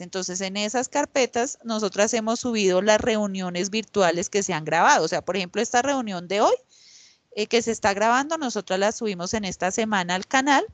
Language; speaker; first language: Spanish; native; Spanish